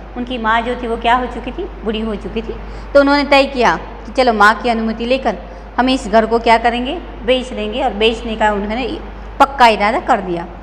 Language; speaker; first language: Hindi; non-native, local second language; Gujarati